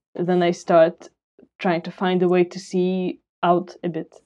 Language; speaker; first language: English; non-native, fluent; Russian